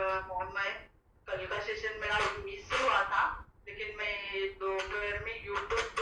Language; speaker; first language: Hindi; non-native, local second language; Marathi